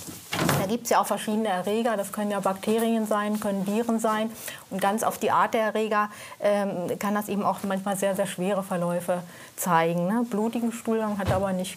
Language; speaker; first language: German; native; German